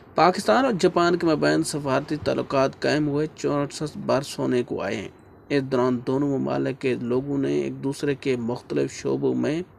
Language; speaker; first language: Urdu; native; Urdu